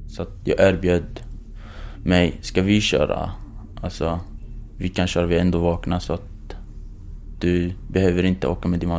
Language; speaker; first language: Swedish; non-native, fluent; Kurdish